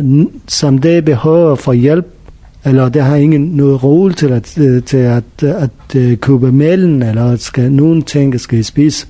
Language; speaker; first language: Danish; non-native, learner; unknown